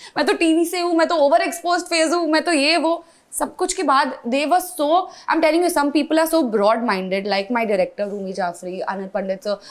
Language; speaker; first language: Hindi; non-native, local second language; English